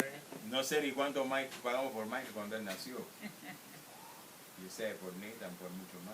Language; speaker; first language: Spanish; non-native, local second language; English